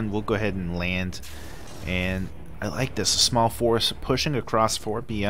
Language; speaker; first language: English; native; English